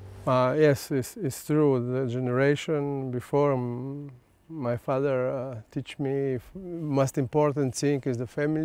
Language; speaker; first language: English; non-native, learner; Slovenian